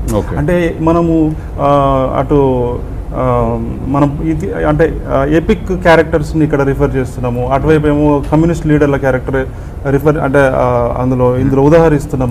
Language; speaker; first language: Telugu; native; Telugu